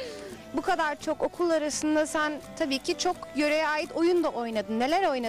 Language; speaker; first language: Turkish; native; Turkish